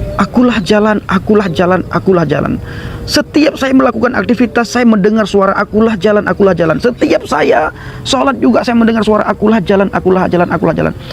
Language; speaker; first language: Indonesian; non-native, local second language; Achinese